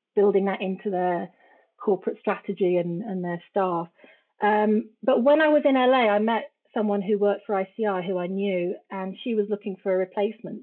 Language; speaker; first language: English; native; English